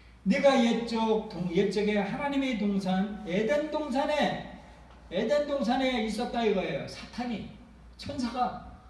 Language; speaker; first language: Korean; native; Korean